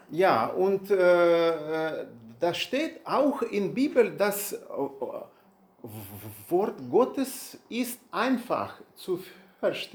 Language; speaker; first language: German; non-native, learner; Russian